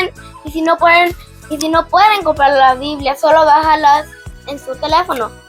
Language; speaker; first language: Spanish; early bilingual, heritage; Spanish